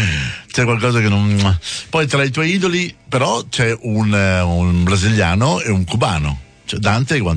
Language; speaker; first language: Italian; native; Italian